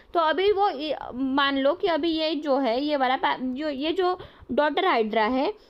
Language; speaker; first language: Hindi; non-native, local second language; Marathi